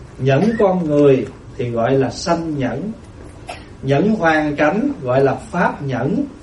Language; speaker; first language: Vietnamese; native; Vietnamese